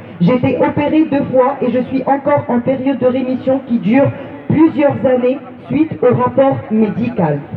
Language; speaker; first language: French; non-native, local second language; Arabic